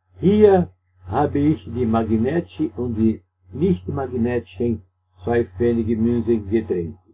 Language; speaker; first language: German; non-native, learner; Portuguese